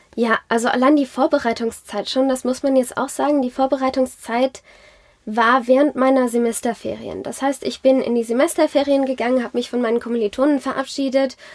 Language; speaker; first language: German; native; German